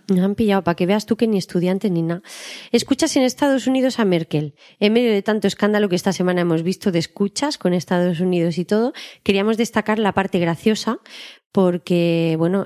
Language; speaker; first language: Spanish; native; Spanish